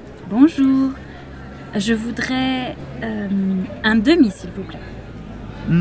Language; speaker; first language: French; native; French